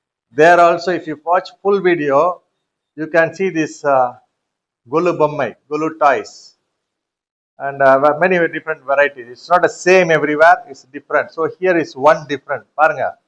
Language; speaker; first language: English; non-native, local second language; Tamil